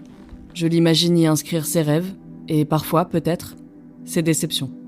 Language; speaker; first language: French; native; French